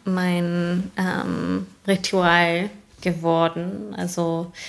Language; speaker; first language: German; non-native, fluent; English